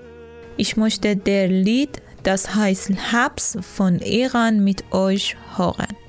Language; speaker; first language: German; non-native, learner; Persian